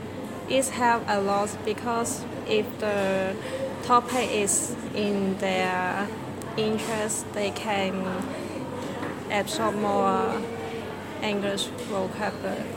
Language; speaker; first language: English; non-native, learner; Cantonese